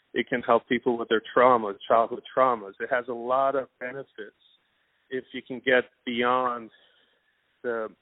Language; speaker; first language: English; non-native, fluent; Persian